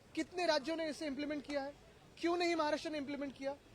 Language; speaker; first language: Hindi; non-native, local second language; Marathi